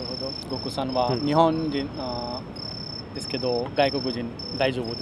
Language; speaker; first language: Japanese; non-native, learner; Hindi